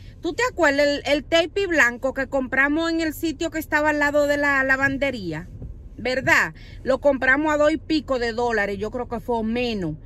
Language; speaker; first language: Spanish; native; Spanish